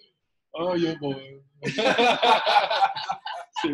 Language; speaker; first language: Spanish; non-native, learner; English